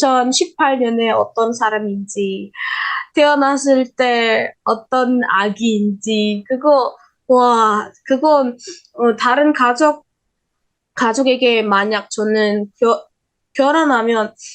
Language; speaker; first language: Korean; non-native, learner; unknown